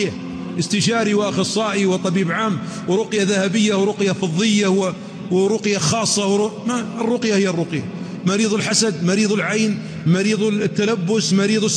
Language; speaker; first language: Arabic; native; Arabic